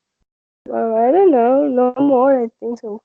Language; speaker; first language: English; non-native, learner; Spanish